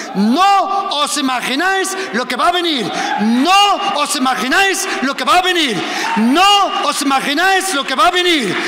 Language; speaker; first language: Spanish; early bilingual, heritage; Spanish